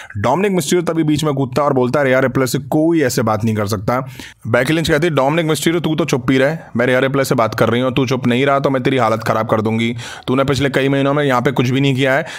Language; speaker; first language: Hindi; native; Hindi